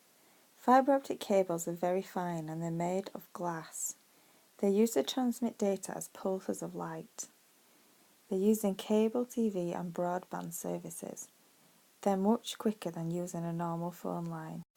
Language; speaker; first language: English; native; English